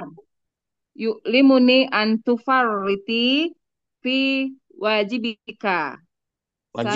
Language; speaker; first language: Arabic; non-native, learner; Indonesian